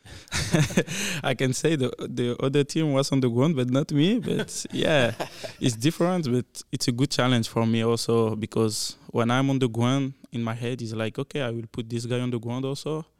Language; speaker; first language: English; non-native, learner; French